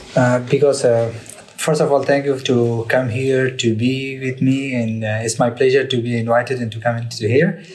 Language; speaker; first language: English; non-native, learner; Persian